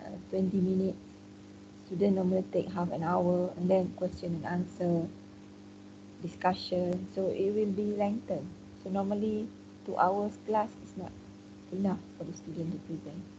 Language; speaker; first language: English; non-native, local second language; Malay